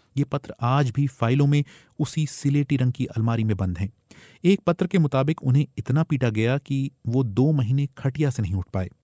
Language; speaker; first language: Hindi; native; Hindi